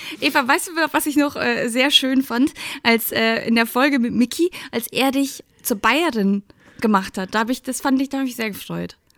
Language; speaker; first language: German; native; German